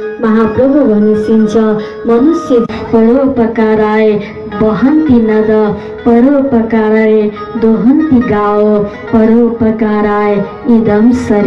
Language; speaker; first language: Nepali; native; Nepali